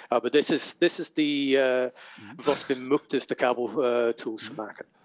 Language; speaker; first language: German; non-native, learner; English